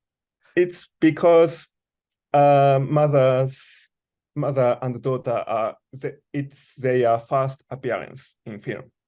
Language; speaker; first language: English; non-native, learner; Japanese